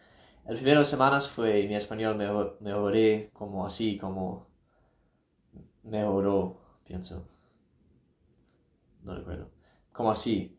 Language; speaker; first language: Spanish; non-native, learner; English